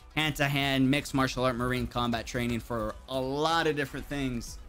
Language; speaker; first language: English; native; English